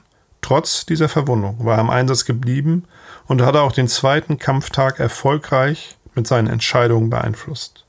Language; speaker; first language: German; native; German